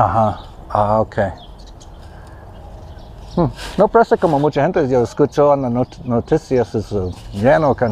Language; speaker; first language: Spanish; non-native, learner; English